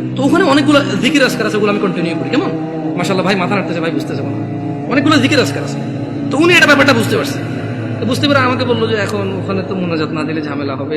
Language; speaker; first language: Bangla; early bilingual, heritage; Bangla